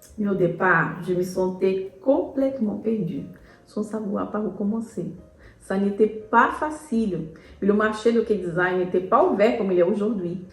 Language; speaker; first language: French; non-native, fluent; Portuguese